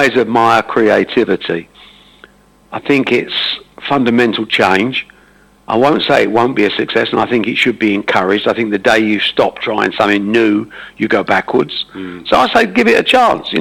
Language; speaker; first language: English; native; English